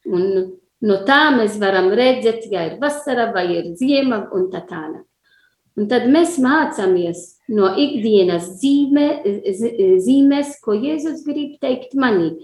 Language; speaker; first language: Latvian; non-native, learner; Italian